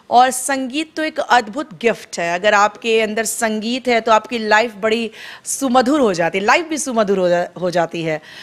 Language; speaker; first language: Hindi; native; Hindi